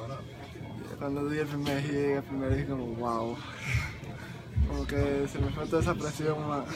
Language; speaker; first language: Spanish; non-native, local second language; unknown